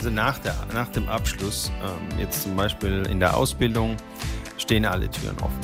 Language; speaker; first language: German; native; German